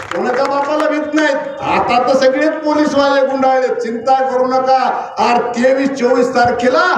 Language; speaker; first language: Marathi; native; Marathi